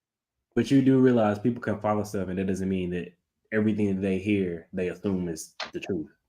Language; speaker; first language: English; native; English